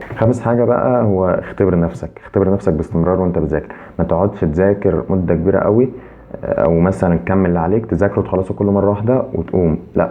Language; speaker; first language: Arabic; native; Arabic